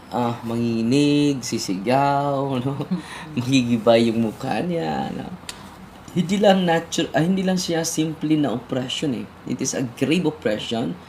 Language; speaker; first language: Filipino; non-native, local second language; Cebuano